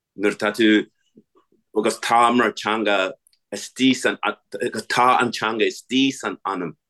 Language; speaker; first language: Irish; non-native, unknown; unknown